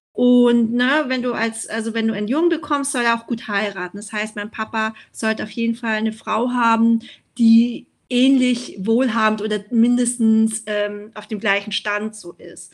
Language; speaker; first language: German; early bilingual, other home language; Vietnamese